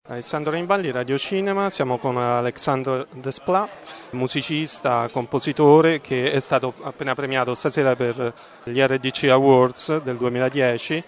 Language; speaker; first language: Italian; native; Italian